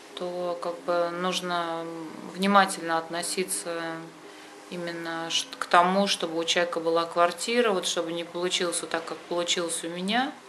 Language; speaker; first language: Russian; native; Russian